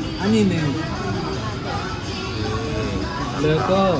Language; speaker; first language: Thai; non-native, learner; Korean